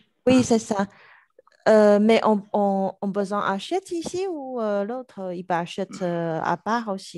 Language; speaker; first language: French; non-native, learner; Chinese